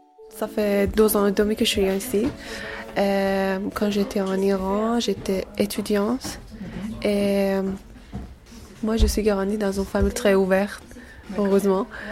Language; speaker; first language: French; non-native, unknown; Persian